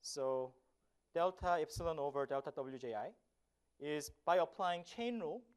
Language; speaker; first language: English; non-native, fluent; Korean